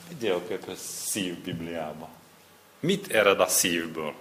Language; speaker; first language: Hungarian; non-native, learner; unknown